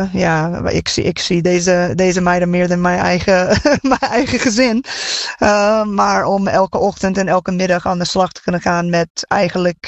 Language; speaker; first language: Dutch; non-native, fluent; English